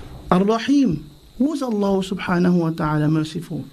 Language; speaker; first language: English; native; English